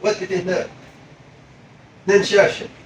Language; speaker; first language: Arabic; non-native, learner; Bangla